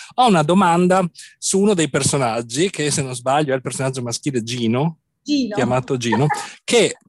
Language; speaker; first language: Italian; native; Italian